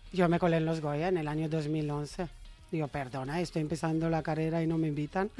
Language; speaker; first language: Spanish; non-native, fluent; Romanian